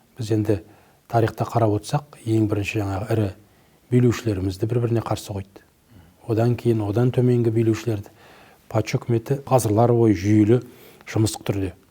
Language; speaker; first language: Kazakh; native; Kazakh